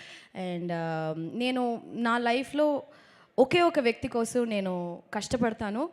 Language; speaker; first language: Telugu; non-native, local second language; Tamil